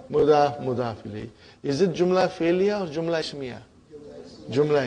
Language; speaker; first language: Arabic; non-native, fluent; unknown